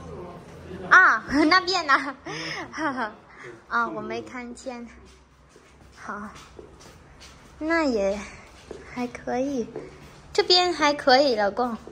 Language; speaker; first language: Chinese; non-native, fluent; Vietnamese